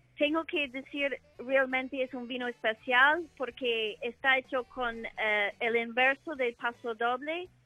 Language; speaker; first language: Spanish; non-native, fluent; English